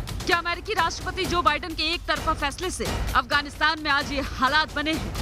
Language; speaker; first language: Hindi; native; Hindi